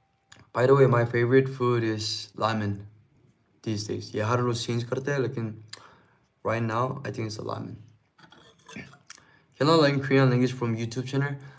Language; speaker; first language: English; non-native, learner; Korean